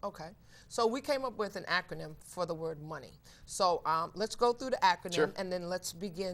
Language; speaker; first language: English; native; English